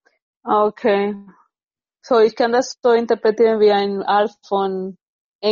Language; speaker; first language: German; non-native, fluent; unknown